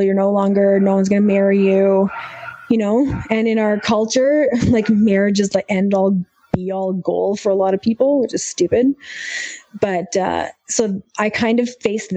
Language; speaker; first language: English; native; English